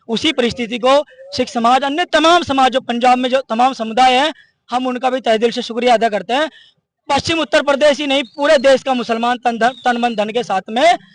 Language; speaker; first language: Hindi; native; Hindi